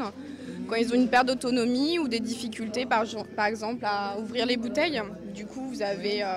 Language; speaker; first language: French; native; French